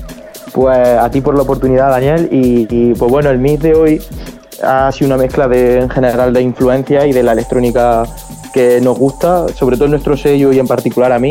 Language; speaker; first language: Spanish; native; Spanish